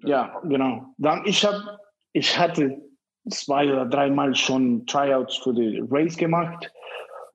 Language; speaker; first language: German; non-native, fluent; Spanish